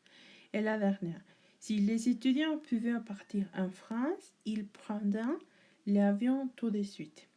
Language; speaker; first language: French; non-native, learner; Spanish